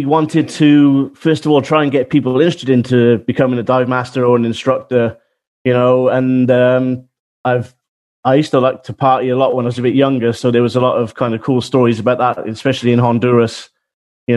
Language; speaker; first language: English; native; English